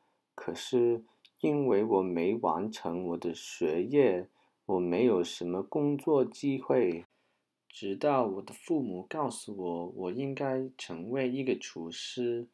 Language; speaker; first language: Chinese; non-native, learner; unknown